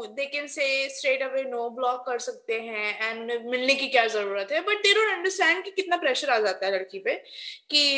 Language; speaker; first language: Hindi; native; Hindi